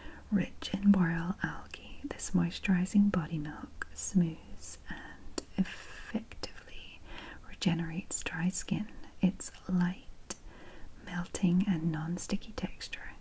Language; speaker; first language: English; native; English